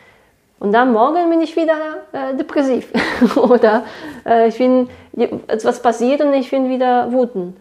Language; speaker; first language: German; non-native, fluent; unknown